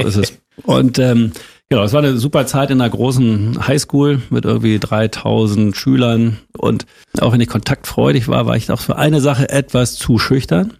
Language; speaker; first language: German; native; German